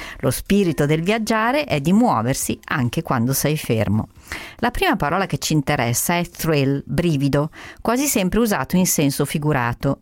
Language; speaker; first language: Italian; native; Italian